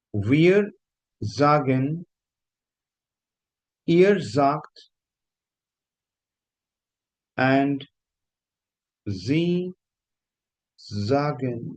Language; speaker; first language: German; non-native, fluent; Hindi